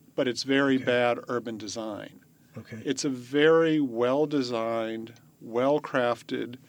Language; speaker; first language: English; native; English